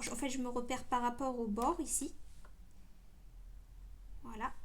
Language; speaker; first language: French; native; French